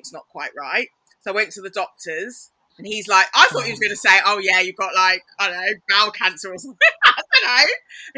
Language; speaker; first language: English; native; English